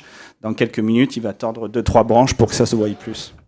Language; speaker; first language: French; native; French